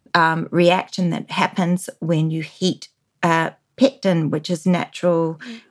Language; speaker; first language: English; native; English